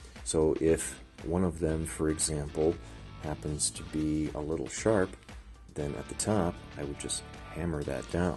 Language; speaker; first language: English; native; English